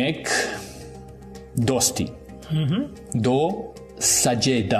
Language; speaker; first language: Hindi; non-native, learner; English